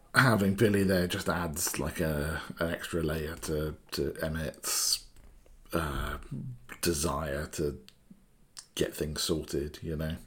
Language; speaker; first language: English; native; English